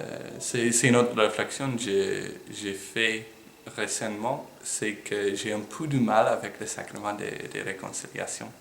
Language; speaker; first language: French; non-native, fluent; English